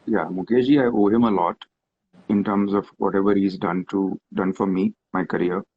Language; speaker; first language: English; non-native, local second language; Hindi